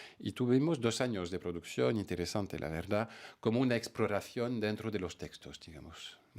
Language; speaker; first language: Spanish; non-native, fluent; French